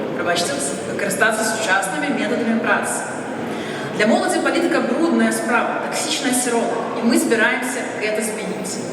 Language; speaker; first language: Belarusian; non-native, local second language; Russian